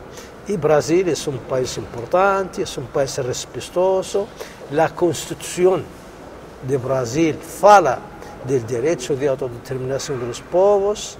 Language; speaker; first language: Spanish; non-native, local second language; Arabic